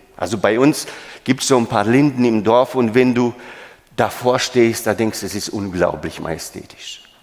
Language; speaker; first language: German; non-native, fluent; Romanian